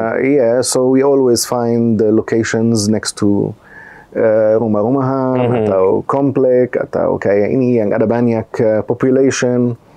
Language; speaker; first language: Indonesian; non-native, fluent; Arabic